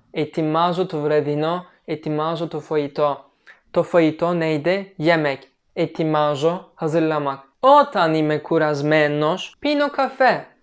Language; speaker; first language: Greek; non-native, learner; Turkish